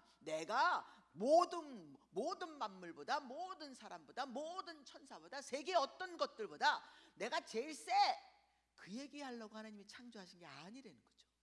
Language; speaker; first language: Korean; early bilingual, heritage; Korean